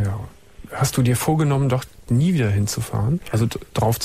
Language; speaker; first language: German; native; German